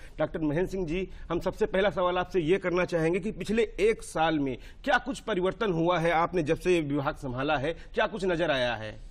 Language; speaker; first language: Hindi; native; Hindi